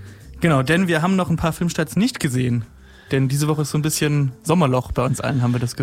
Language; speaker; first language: German; native; German